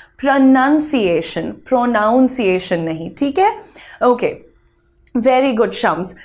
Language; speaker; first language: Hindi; native; Hindi